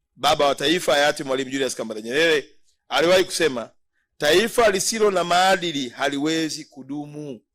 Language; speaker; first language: Swahili; native; Swahili